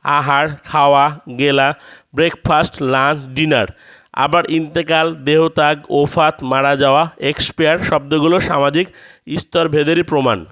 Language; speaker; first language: Bangla; native; Bangla